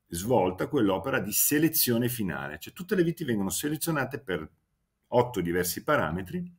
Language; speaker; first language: Italian; native; Italian